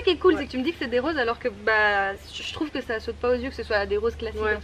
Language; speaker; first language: French; native; French